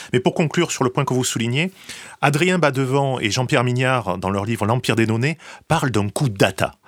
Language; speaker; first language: French; native; French